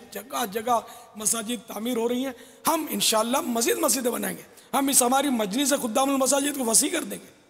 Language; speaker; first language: Urdu; non-native, local second language; Memoni